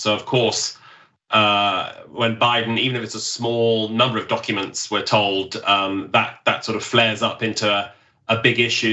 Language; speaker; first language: English; native; English